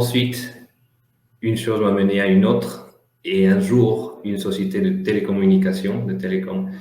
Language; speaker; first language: French; non-native, fluent; Spanish